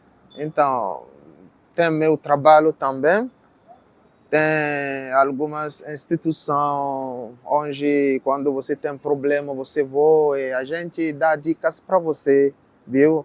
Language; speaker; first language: Portuguese; non-native, learner; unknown